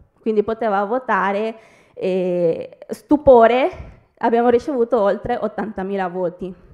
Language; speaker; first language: Italian; early bilingual, other home language; Spanish